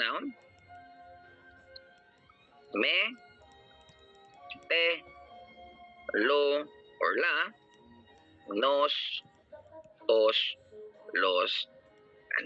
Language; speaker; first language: Spanish; non-native, learner; Filipino